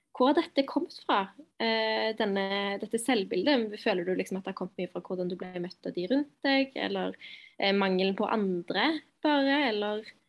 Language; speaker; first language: Norwegian; native; Norwegian